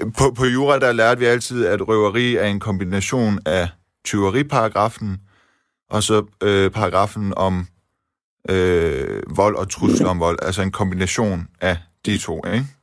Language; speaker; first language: Danish; early bilingual, other home language; Persian